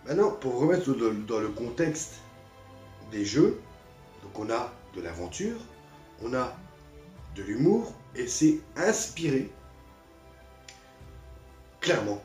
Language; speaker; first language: French; native; French